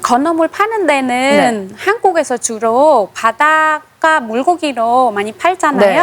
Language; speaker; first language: Korean; non-native, fluent; Khmer